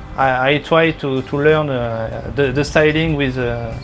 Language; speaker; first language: English; non-native, learner; French